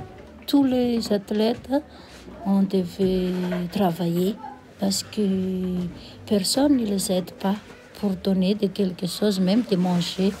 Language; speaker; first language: French; non-native, local second language; Malagasy